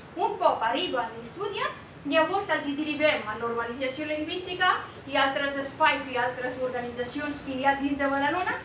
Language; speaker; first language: Catalan; non-native, fluent; Persian